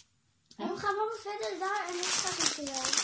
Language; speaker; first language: Dutch; early bilingual, other home language; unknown